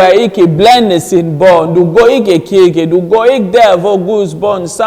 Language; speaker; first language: Danish; non-native, learner; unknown